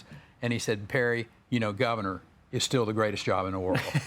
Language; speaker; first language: English; native; English